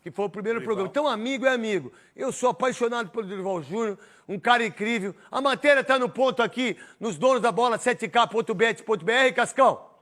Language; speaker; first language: Portuguese; native; Portuguese